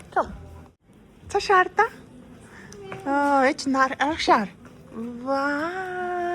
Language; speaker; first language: Swedish; non-native, learner; Mongolian